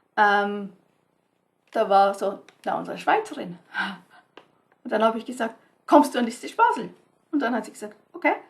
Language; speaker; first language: German; non-native, fluent; English